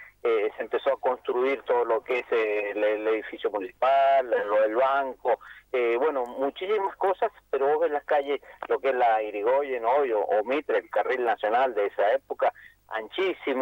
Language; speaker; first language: Spanish; native; Spanish